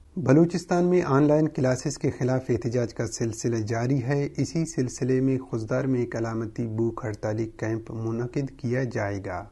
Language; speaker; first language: Urdu; non-native, local second language; Baluchi